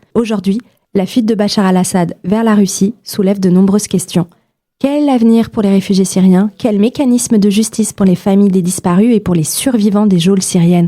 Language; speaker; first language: French; native; French